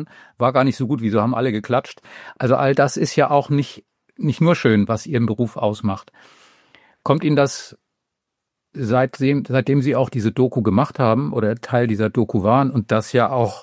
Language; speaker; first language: German; native; German